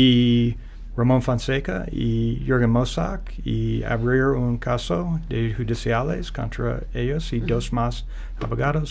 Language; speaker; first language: Spanish; non-native, learner; English